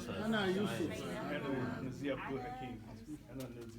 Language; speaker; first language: Arabic; non-native, learner; English